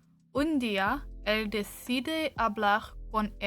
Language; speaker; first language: Spanish; non-native, learner; English